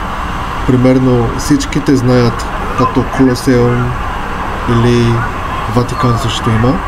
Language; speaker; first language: Bulgarian; non-native, learner; Korean